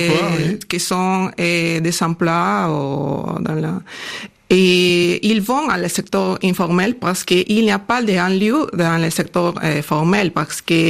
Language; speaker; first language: French; non-native, learner; Spanish